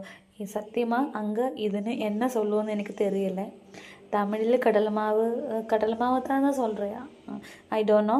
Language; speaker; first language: Tamil; non-native, learner; Malayalam